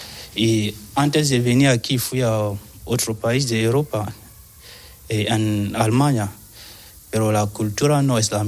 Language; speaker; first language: Spanish; non-native, learner; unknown